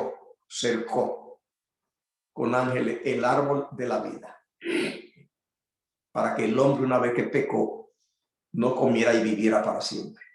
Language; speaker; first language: Spanish; native; Spanish